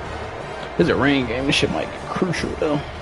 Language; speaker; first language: English; native; English